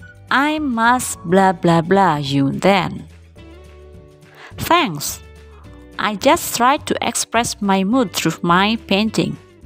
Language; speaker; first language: English; non-native, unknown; Indonesian